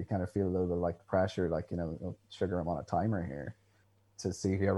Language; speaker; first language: English; native; English